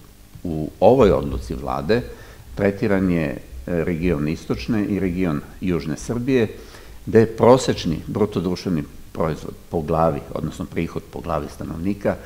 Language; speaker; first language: Serbian; native; Serbian